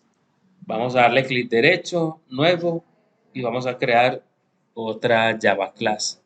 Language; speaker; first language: Spanish; native; Spanish